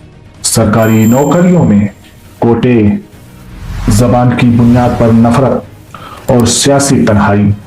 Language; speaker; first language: Urdu; native; Urdu